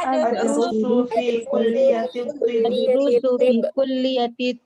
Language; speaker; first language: Arabic; non-native, learner; Indonesian